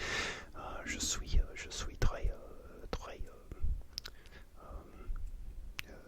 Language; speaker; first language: French; non-native, learner; English